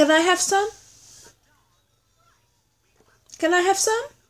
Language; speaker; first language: English; non-native, fluent; Hungarian